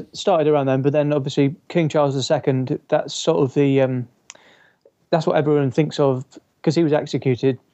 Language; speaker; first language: English; native; English